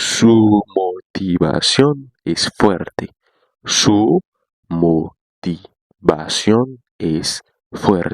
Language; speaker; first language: Spanish; non-native, learner; Haitian Creole